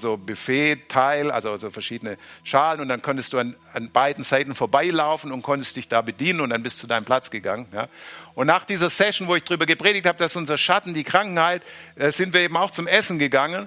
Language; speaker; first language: German; native; German